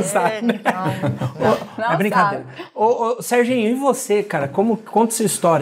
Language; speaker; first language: Portuguese; native; Portuguese